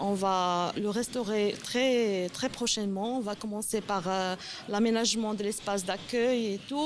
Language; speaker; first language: French; non-native, local second language; Arabic